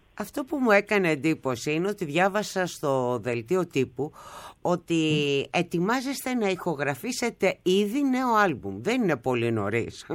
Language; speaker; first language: Greek; native; Greek